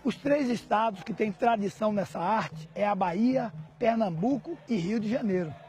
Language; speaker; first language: Portuguese; native; Portuguese